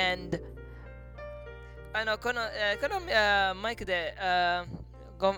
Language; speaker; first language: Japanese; non-native, learner; English